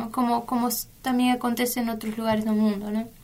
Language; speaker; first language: Portuguese; non-native, fluent; Spanish